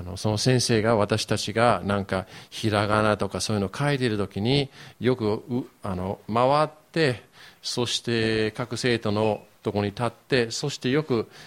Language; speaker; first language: Japanese; non-native, learner; English